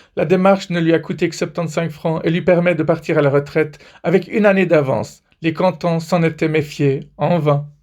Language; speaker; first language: French; native; French